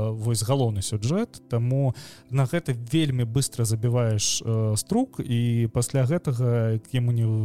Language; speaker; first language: Belarusian; non-native, local second language; Russian